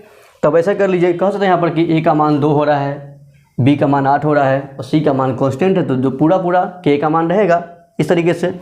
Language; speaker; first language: Hindi; native; Hindi